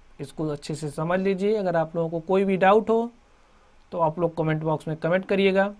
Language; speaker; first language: Hindi; native; Hindi